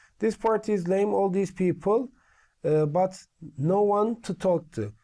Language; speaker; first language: English; non-native, fluent; Turkish